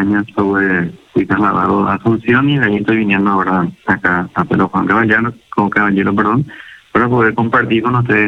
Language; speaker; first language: Spanish; native; Spanish